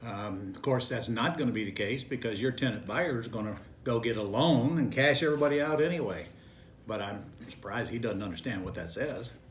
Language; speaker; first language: English; native; English